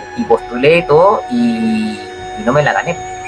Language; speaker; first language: Spanish; native; Spanish